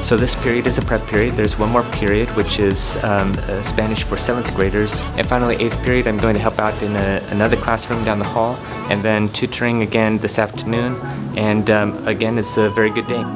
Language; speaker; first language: English; native; English